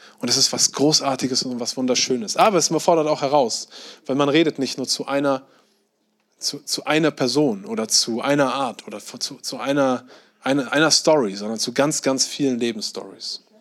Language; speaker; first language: German; native; German